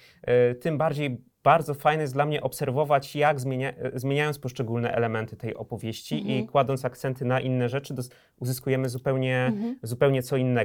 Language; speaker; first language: Polish; native; Polish